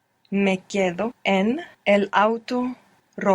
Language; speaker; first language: Spanish; non-native, learner; English